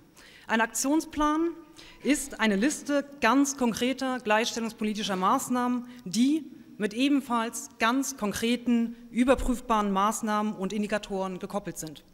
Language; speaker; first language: German; native; German